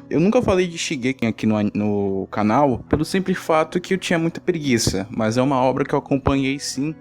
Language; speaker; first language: Portuguese; native; Portuguese